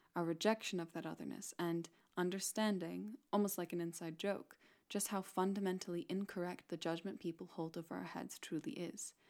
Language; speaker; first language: English; non-native, fluent; Spanish